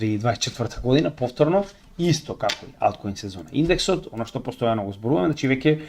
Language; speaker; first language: Macedonian; native; Macedonian